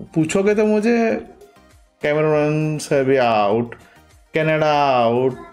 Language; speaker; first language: Hindi; non-native, local second language; Odia